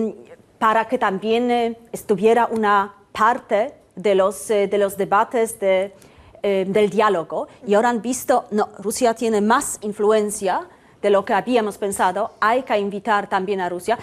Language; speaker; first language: Spanish; non-native, fluent; Polish